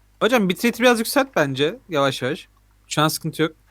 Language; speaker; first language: Turkish; native; Turkish